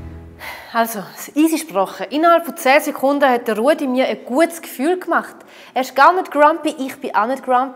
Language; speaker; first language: German; native; German